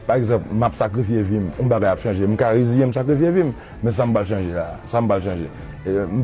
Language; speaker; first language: Haitian Creole; native; Haitian Creole